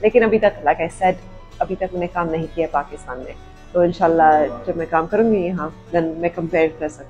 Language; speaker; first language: Hindi; early bilingual, heritage; Urdu